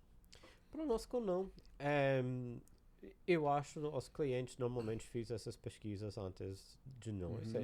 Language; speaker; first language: Portuguese; non-native, learner; English